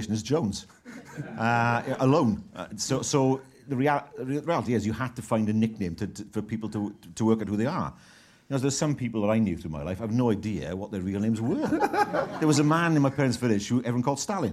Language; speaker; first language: English; native; English